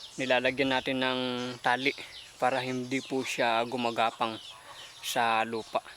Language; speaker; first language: Filipino; native; Filipino